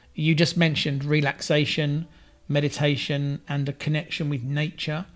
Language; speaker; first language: English; native; English